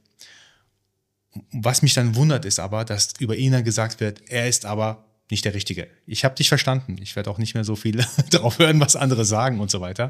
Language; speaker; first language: German; early bilingual, other home language; Persian